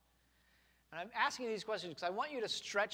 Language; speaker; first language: English; native; English